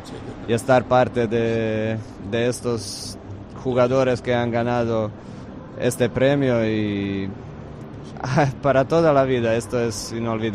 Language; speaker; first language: Spanish; non-native, fluent; Croatian